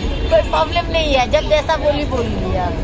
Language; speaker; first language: Hindi; non-native, local second language; Bhojpuri